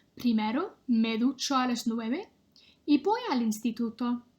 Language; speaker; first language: Spanish; non-native, fluent; English